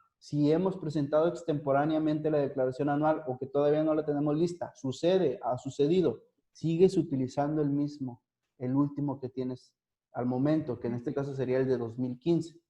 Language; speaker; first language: Spanish; native; Spanish